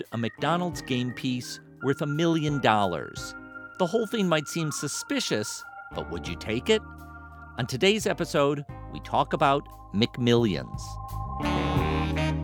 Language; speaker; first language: English; native; English